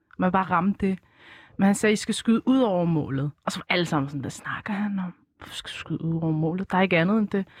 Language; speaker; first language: Danish; early bilingual, other home language; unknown